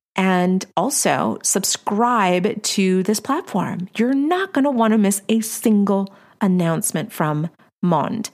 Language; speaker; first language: English; early bilingual, other home language; Spanish